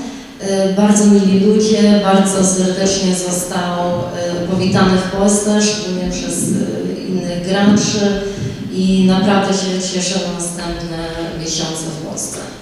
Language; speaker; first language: Polish; early bilingual, heritage; Polish